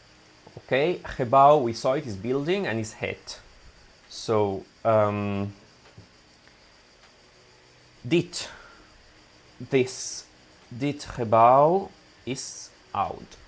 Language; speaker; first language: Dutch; non-native, fluent; Italian